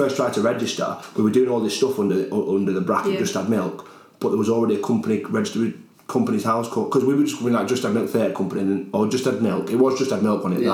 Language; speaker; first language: English; native; English